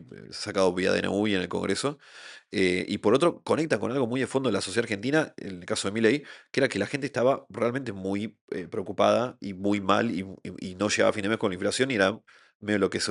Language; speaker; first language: Spanish; native; Spanish